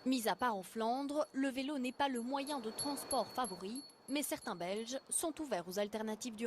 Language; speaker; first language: French; native; French